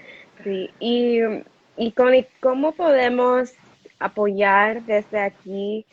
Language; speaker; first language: Spanish; non-native, learner; English